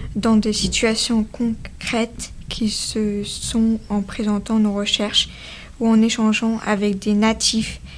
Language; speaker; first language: French; native; French